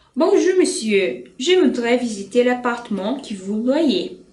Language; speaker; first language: French; non-native, fluent; Portuguese